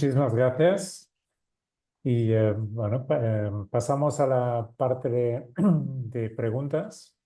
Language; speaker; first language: Spanish; non-native, fluent; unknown